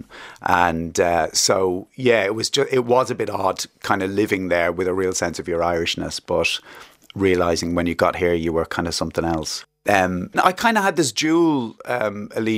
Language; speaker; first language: English; native; English